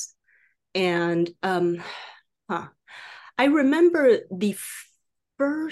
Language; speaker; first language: English; non-native, fluent; Chinese